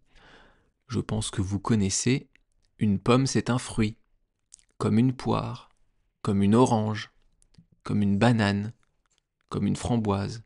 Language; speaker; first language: French; native; French